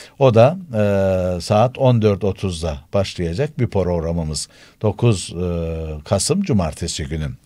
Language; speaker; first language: Turkish; native; Turkish